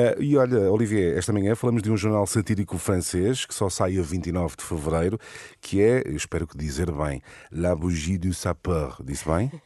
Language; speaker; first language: Portuguese; native; Portuguese